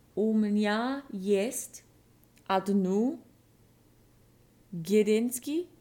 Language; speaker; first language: Russian; non-native, learner; English